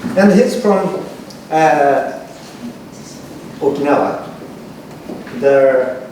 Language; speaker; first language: English; non-native, learner; Japanese